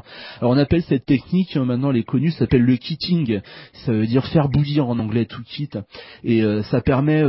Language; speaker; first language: French; native; French